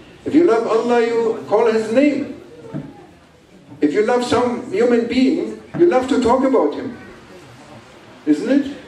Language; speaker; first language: English; non-native, fluent; German